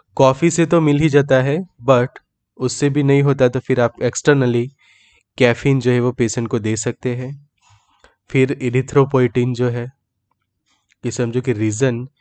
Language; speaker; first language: Hindi; native; Hindi